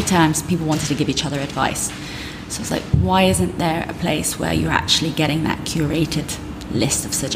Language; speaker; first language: English; native; English